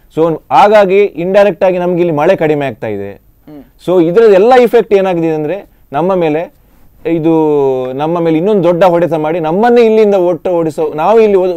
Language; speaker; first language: Kannada; non-native, local second language; Tulu